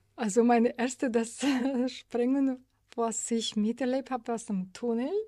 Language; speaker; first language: German; non-native, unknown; Russian